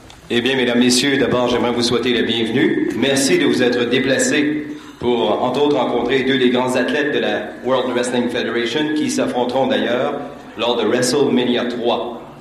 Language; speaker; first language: French; native; French